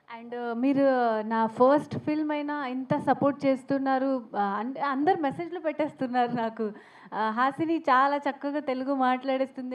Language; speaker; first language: Telugu; non-native, fluent; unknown